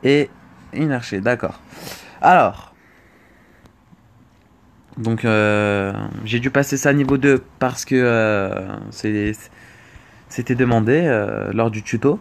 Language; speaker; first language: French; native; French